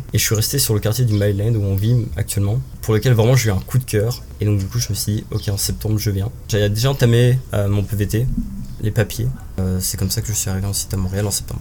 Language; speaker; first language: French; native; French